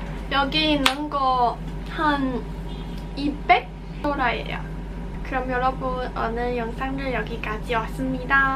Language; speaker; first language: Korean; non-native, learner; Cantonese